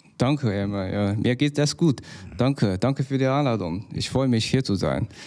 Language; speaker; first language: German; non-native, learner; Chinese